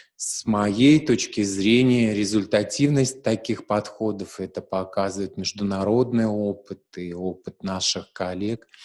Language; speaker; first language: Russian; native; Russian